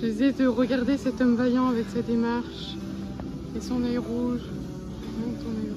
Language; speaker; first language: French; native; French